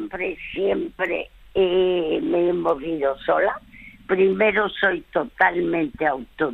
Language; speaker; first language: Spanish; early bilingual, other home language; French